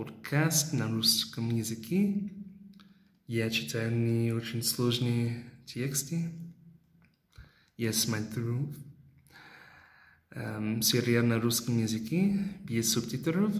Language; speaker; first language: Russian; non-native, learner; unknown